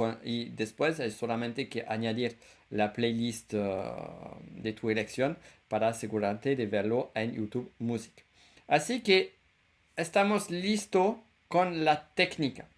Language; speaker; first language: Spanish; non-native, fluent; French